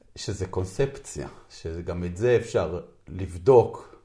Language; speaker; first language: Hebrew; native; Hebrew